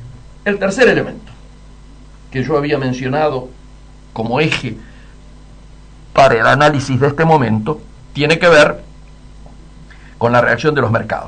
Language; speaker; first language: Spanish; native; Spanish